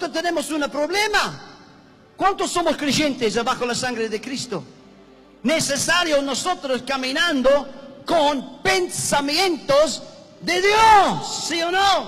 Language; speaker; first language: Spanish; non-native, learner; English